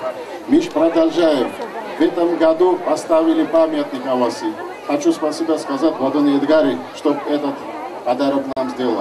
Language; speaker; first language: Russian; non-native, fluent; Armenian